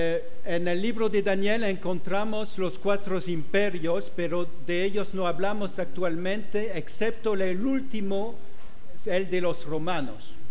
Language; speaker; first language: Spanish; non-native, fluent; French